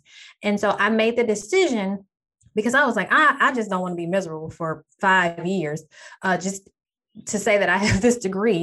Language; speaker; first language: English; native; English